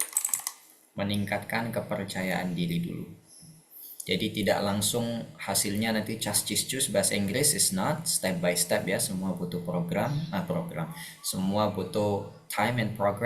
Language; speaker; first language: Indonesian; native; Indonesian